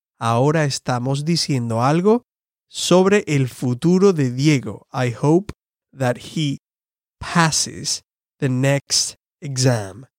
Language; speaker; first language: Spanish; non-native, fluent; English